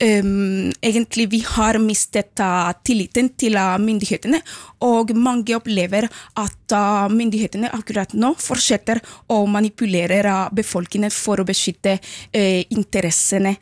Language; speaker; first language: Norwegian; non-native, fluent; Spanish